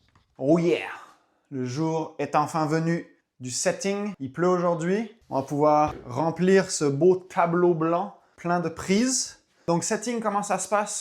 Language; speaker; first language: French; native; French